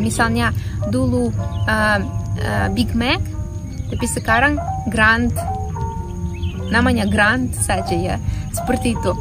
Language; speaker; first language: Indonesian; non-native, fluent; Russian